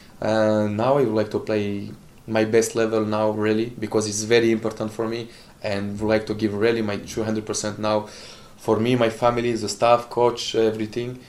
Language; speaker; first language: English; non-native, learner; Italian